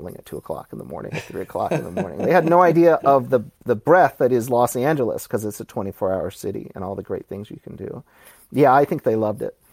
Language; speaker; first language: English; native; English